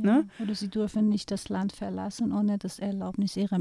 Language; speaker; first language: German; non-native, fluent; Persian